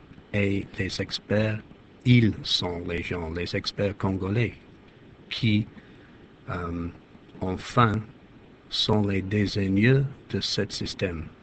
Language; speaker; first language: French; non-native, fluent; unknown